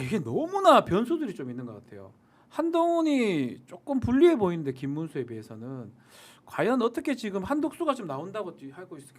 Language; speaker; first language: Korean; native; Korean